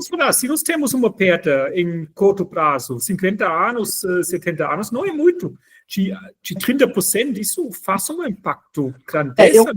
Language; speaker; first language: Portuguese; non-native, fluent; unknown